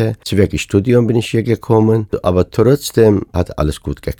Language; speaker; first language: German; non-native, fluent; Persian